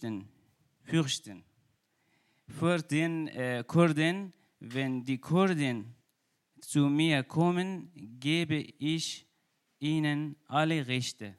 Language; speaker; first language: German; non-native, learner; Kurdish